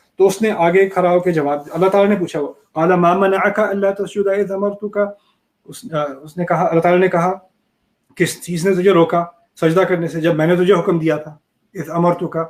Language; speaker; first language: Urdu; early bilingual, heritage; Urdu